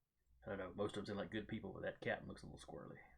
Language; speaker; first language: English; native; English